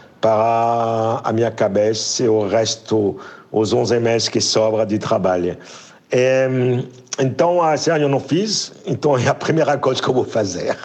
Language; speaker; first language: Portuguese; non-native, fluent; French